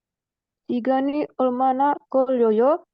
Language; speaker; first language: Korean; non-native, learner; Indonesian